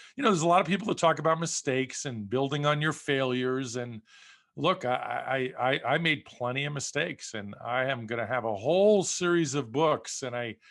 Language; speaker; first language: English; native; English